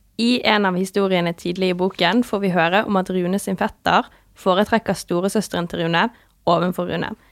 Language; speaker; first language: Norwegian; native; Norwegian